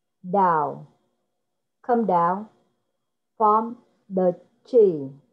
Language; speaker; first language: English; non-native, learner; Vietnamese